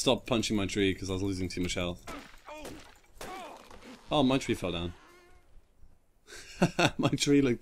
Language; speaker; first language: English; native; English